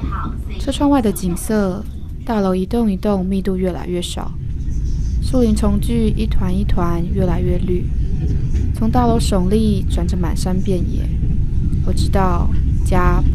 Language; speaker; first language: Chinese; native; Chinese